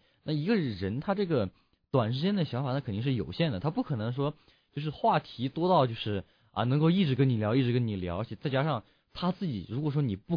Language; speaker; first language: Chinese; native; Chinese